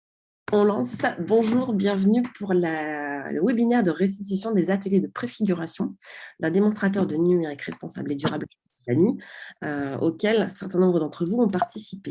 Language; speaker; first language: French; native; French